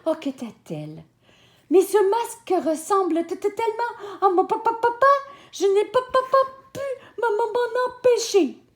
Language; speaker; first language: French; native; French